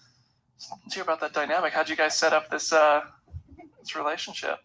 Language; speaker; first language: English; native; English